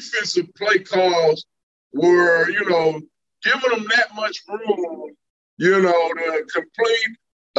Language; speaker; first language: English; native; English